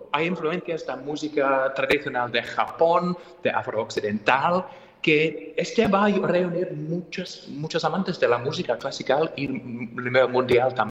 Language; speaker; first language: Spanish; non-native, fluent; English